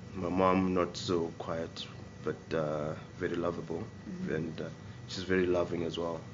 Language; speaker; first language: English; non-native, local second language; Shona